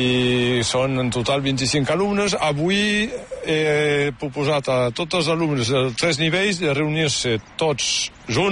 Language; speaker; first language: Catalan; native; Catalan